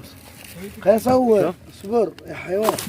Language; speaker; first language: Arabic; non-native, learner; Filipino